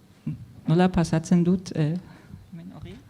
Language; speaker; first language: Basque; non-native, fluent; German